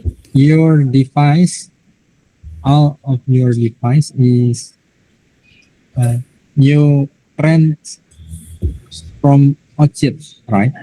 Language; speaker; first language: English; non-native, learner; Indonesian